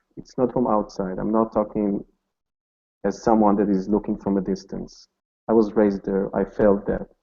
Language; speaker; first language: English; non-native, fluent; Hebrew